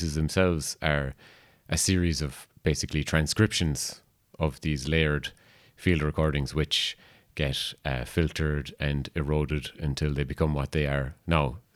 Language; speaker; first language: English; native; English